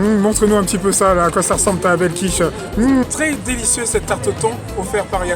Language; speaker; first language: French; native; French